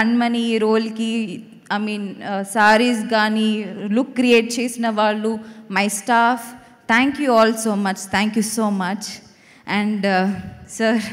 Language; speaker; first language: Telugu; non-native, learner; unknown